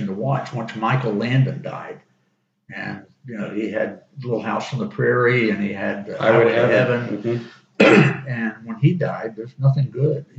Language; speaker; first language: English; native; English